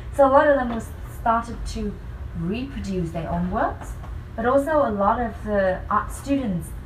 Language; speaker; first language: English; non-native, fluent; Vietnamese